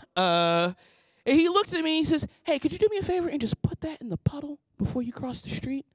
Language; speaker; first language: English; native; English